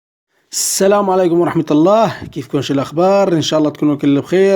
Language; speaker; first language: Arabic; native; Arabic